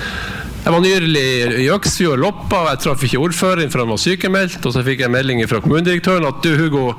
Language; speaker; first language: Norwegian; native; Norwegian